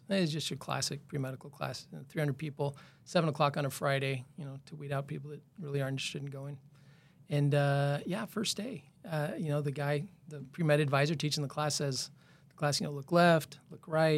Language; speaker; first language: English; native; English